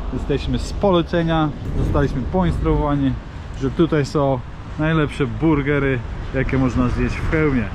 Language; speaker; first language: Polish; non-native, fluent; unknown